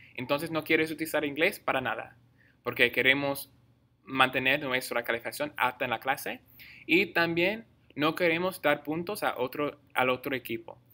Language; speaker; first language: Spanish; non-native, fluent; English